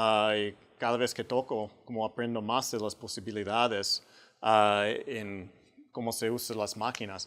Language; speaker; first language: Spanish; non-native, fluent; English